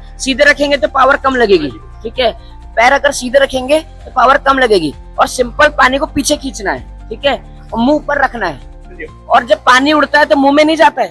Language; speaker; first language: Hindi; native; Hindi